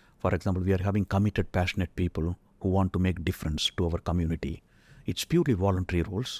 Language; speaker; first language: English; non-native, local second language; Tamil